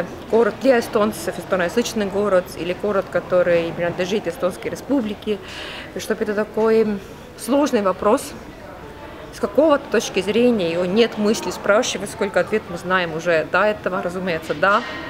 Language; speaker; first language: Russian; non-native, fluent; Estonian